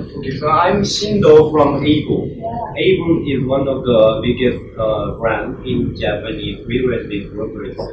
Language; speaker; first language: English; non-native, learner; Japanese